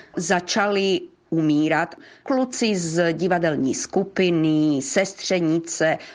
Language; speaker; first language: Czech; early bilingual, heritage; Croatian